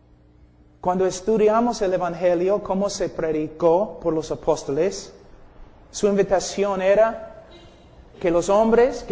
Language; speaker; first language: Spanish; non-native, fluent; English